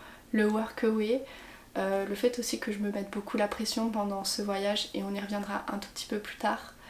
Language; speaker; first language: French; native; French